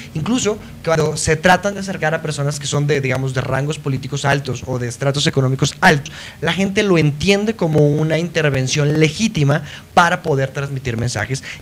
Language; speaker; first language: Spanish; native; Spanish